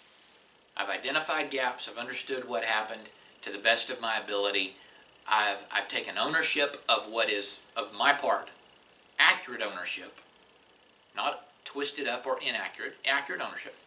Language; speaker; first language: English; native; English